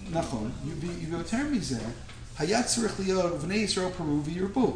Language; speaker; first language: Hebrew; non-native, fluent; English